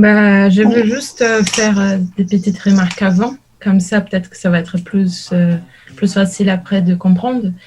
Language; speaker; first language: French; non-native, learner; Portuguese